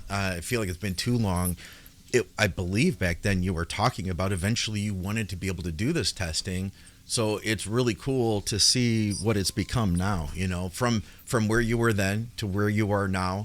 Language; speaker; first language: English; native; English